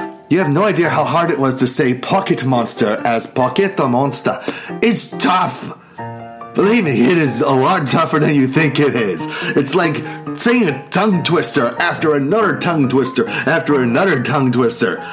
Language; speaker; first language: English; native; English